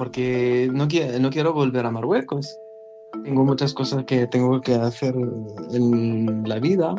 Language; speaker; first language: Spanish; non-native, learner; Arabic